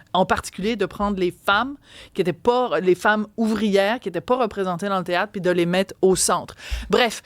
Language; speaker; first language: French; native; French